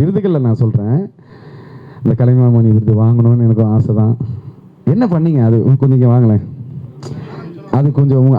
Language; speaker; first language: Tamil; native; Tamil